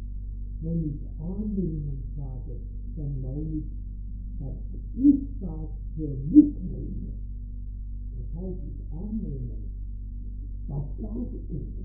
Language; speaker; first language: German; native; German